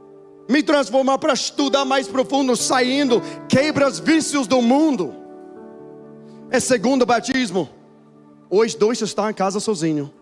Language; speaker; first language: Portuguese; non-native, learner; English